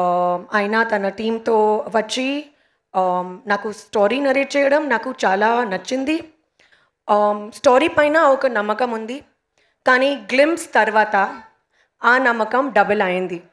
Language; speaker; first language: Telugu; non-native, local second language; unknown